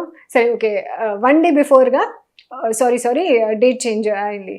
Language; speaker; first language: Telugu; non-native, local second language; Hindi